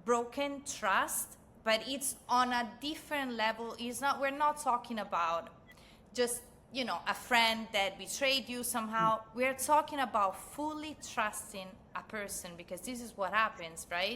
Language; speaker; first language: English; non-native, fluent; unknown